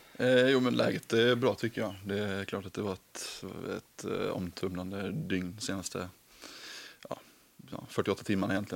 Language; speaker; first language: Swedish; native; Swedish